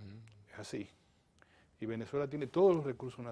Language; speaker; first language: Spanish; native; Spanish